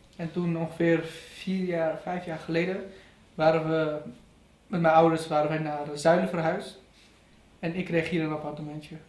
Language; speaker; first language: Dutch; early bilingual, other home language; Persian